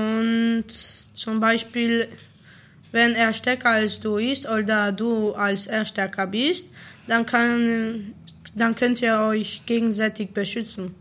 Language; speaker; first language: German; early bilingual, other home language; Polish